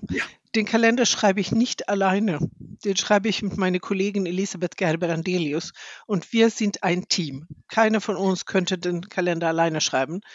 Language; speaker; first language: German; non-native, fluent; Swedish